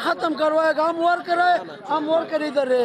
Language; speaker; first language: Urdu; non-native, local second language; Pashto